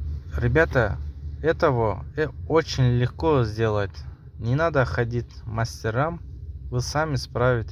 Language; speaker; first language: Russian; non-native, local second language; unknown